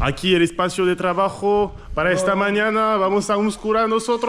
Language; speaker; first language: Spanish; non-native, learner; French